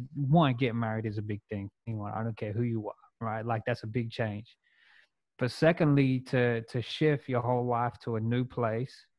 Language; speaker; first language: English; non-native, local second language; Punjabi